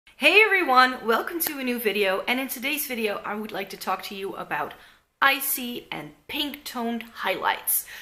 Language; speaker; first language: English; non-native, fluent; Dutch